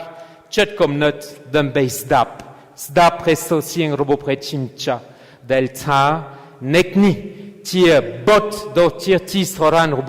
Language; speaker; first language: Khmer; non-native, fluent; French